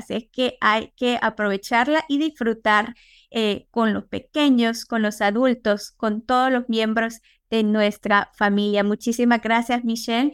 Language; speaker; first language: Spanish; native; Spanish